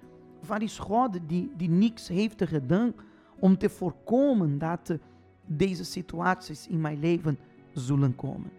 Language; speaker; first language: Dutch; non-native, fluent; Portuguese